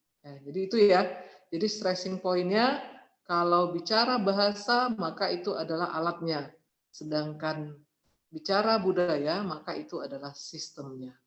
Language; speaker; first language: Indonesian; native; Indonesian